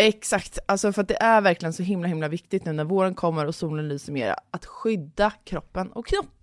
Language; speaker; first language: Swedish; native; Swedish